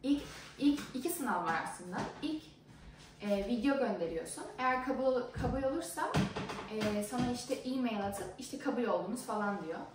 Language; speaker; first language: Turkish; early bilingual, heritage; Turkish